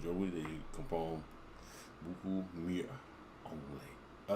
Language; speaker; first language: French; non-native, learner; English